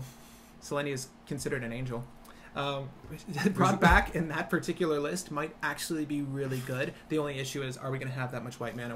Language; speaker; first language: English; native; English